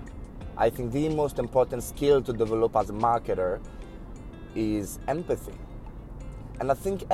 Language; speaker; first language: English; non-native, local second language; French